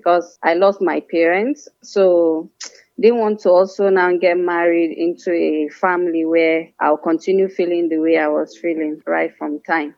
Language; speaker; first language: English; non-native, local second language; Hausa